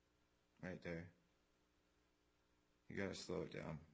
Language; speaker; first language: English; native; English